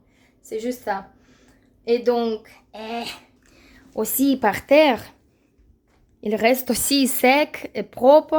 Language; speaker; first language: French; non-native, fluent; Russian